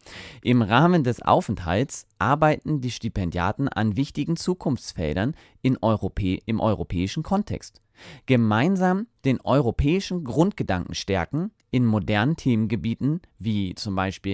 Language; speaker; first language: German; native; German